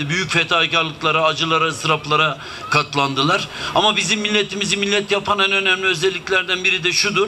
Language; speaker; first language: Turkish; native; Turkish